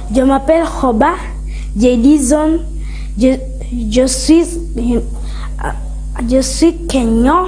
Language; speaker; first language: French; non-native, learner; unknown